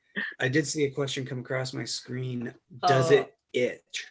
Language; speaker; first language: English; native; English